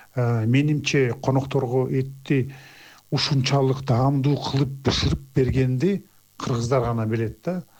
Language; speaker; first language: Kyrgyz; non-native, local second language; Azerbaijani